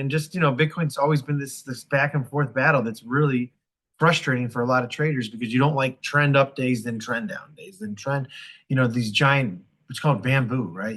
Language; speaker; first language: English; native; English